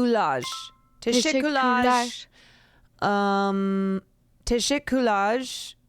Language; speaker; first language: Turkish; non-native, learner; English